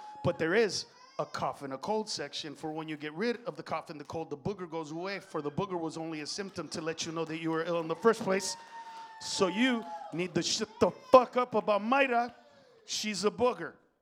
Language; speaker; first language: English; early bilingual, other home language; Spanish